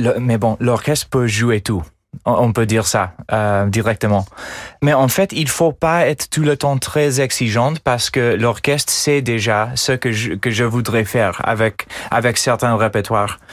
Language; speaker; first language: French; non-native, fluent; English